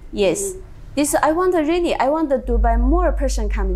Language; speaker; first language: English; non-native, learner; Chinese